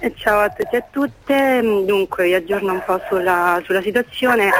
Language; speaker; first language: Italian; native; Italian